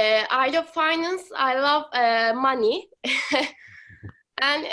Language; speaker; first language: English; non-native, learner; Turkish